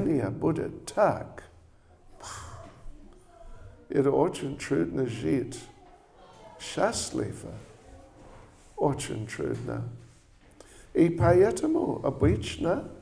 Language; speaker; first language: Russian; non-native, learner; English